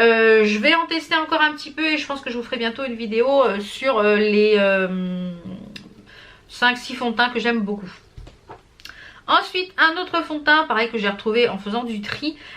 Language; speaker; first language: French; native; French